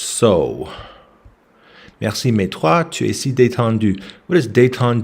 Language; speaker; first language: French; non-native, learner; English